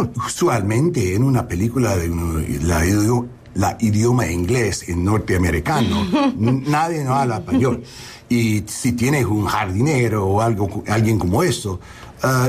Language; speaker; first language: Spanish; non-native, learner; English